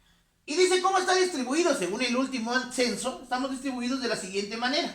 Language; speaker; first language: Spanish; native; Spanish